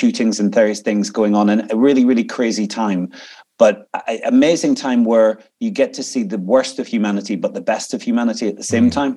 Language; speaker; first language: English; native; English